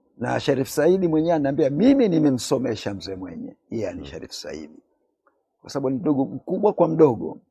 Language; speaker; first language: Swahili; native; Swahili